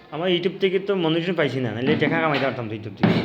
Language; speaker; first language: Bangla; non-native, local second language; Sylheti